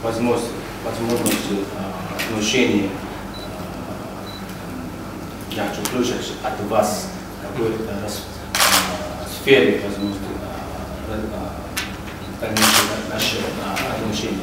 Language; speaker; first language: Russian; non-native, learner; Korean